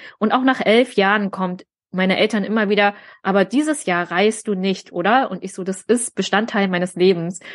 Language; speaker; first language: German; early bilingual, other home language; Vietnamese